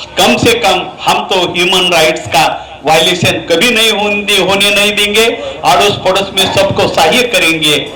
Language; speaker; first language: Hindi; non-native, local second language; Marathi